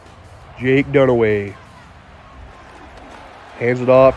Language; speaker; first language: English; native; English